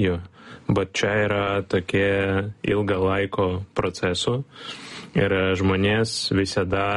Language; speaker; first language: Lithuanian; non-native, learner; Ukrainian